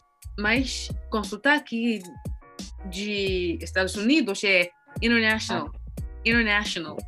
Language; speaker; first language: Portuguese; non-native, learner; English